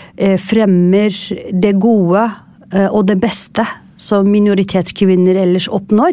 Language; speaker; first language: Norwegian; non-native, fluent; Turkish